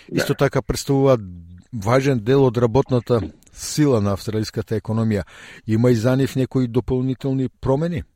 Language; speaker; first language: Macedonian; early bilingual, heritage; Macedonian